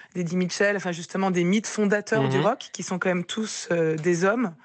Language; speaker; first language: French; native; French